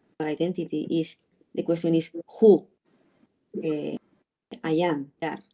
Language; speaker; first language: English; non-native, learner; Spanish